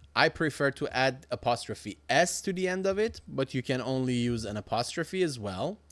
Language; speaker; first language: English; non-native, fluent; Persian